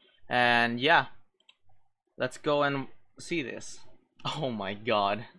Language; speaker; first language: English; non-native, local second language; Filipino